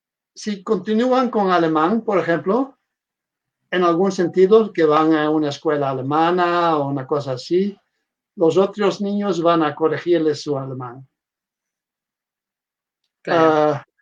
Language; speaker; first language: Spanish; non-native, fluent; Dutch